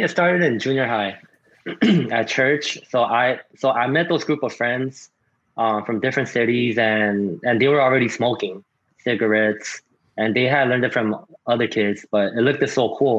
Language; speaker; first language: English; native; English